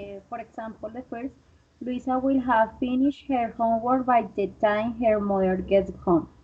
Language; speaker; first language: English; non-native, learner; Spanish